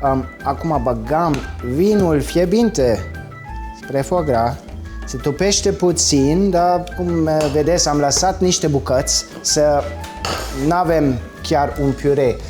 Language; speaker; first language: Romanian; non-native, fluent; German